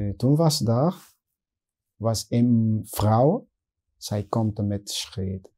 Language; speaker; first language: Dutch; non-native, learner; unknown